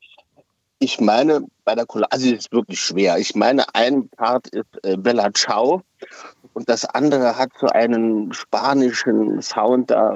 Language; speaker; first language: German; native; German